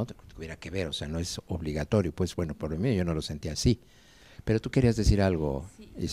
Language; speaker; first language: Spanish; native; Spanish